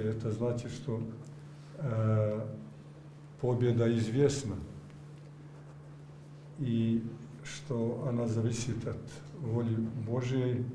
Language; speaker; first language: Russian; non-native, learner; Serbian